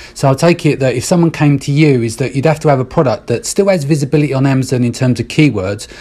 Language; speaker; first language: English; native; English